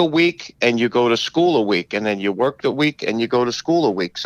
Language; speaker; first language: English; native; English